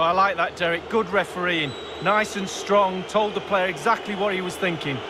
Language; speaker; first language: English; native; English